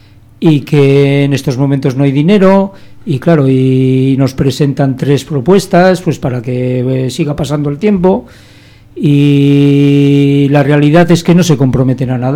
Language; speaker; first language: Spanish; native; Spanish